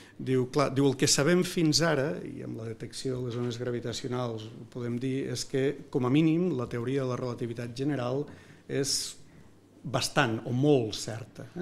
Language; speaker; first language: Catalan; native; Catalan